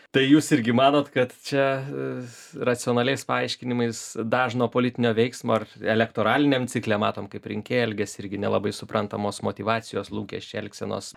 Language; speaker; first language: Lithuanian; native; Lithuanian